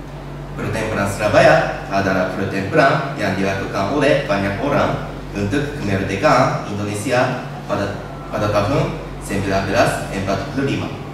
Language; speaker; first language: Indonesian; non-native, learner; Japanese